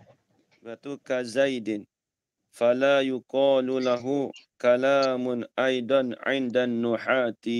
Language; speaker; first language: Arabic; non-native, fluent; Malay